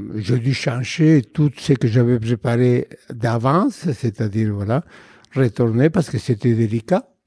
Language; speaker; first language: French; non-native, fluent; Spanish